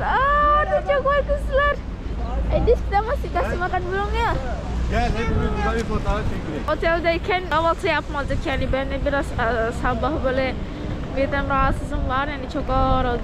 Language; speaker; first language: Turkish; non-native, learner; Indonesian